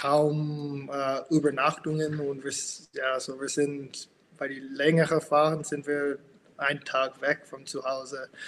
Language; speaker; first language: German; non-native, fluent; English